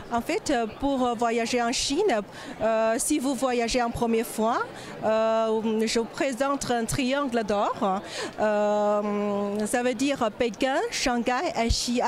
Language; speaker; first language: French; non-native, learner; Chinese